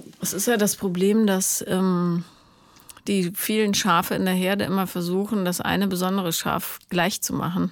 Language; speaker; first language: German; native; German